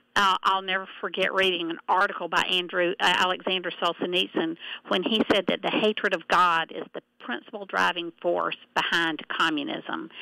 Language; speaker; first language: English; native; English